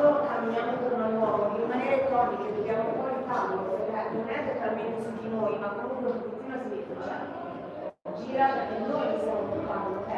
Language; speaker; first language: Italian; native; Italian